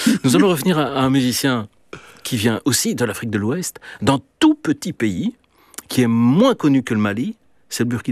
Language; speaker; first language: French; native; French